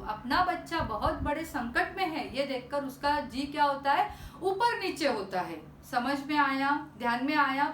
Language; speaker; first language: Hindi; non-native, local second language; Marathi